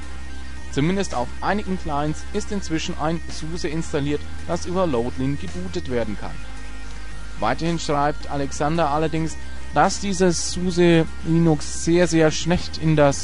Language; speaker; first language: German; native; German